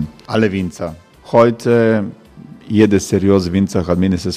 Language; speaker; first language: German; non-native, learner; Croatian